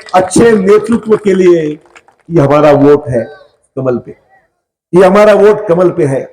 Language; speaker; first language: Hindi; non-native, local second language; Marathi